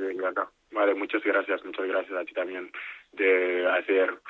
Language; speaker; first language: Spanish; non-native, learner; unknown